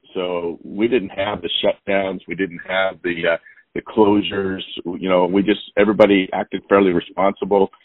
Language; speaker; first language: English; native; English